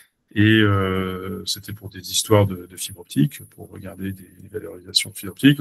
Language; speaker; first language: French; native; French